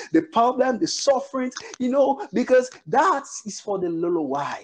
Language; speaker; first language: English; non-native, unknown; Haitian Creole